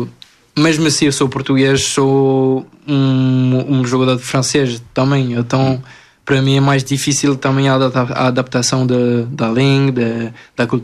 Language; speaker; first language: Portuguese; early bilingual, other home language; French